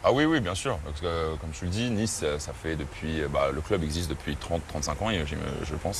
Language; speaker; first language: French; native; French